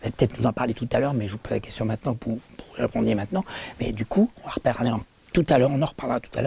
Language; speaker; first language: French; native; French